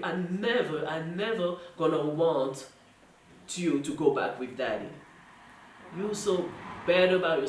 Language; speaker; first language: English; non-native, learner; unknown